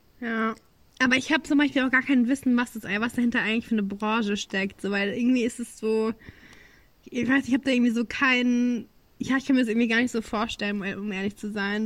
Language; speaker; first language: German; native; German